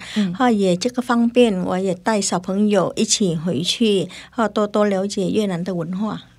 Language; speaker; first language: Chinese; non-native, learner; Vietnamese